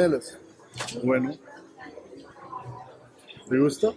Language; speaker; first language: Spanish; non-native, learner; German